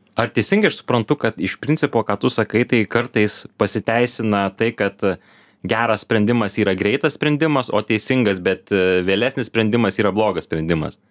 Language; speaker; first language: Lithuanian; native; Lithuanian